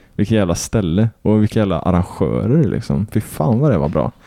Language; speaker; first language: Swedish; native; Swedish